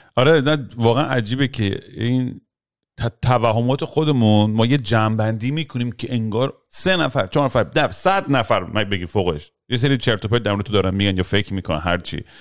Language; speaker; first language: Persian; early bilingual, heritage; Persian